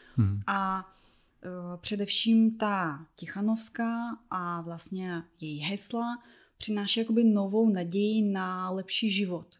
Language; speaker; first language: Czech; non-native, fluent; Russian